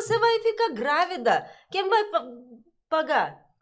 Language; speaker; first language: Portuguese; non-native, learner; Russian